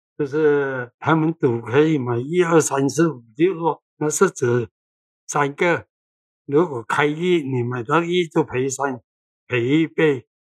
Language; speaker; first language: Chinese; non-native, local second language; Cantonese